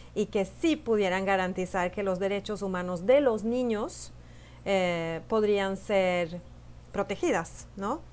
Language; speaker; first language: Spanish; non-native, fluent; Swedish